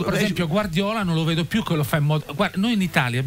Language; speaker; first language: Italian; native; Italian